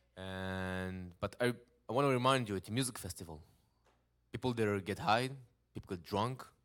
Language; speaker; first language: English; non-native, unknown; Hebrew